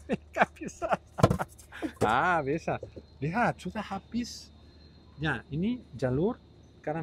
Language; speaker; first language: Indonesian; non-native, learner; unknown